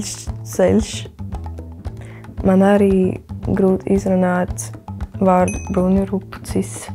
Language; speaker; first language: Latvian; non-native, learner; Ukrainian